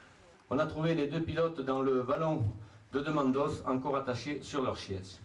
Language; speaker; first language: French; native; French